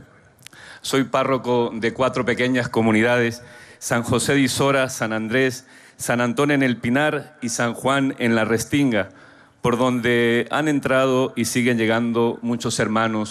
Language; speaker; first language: Spanish; native; Spanish